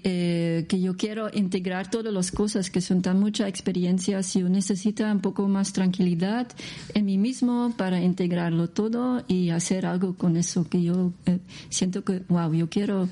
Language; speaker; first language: Spanish; non-native, learner; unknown